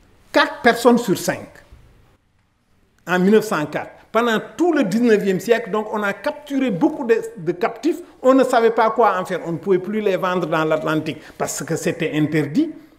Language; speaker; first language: French; non-native, local second language; Wolof